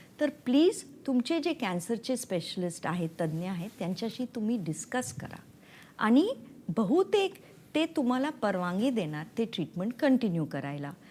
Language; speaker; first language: Marathi; non-native, local second language; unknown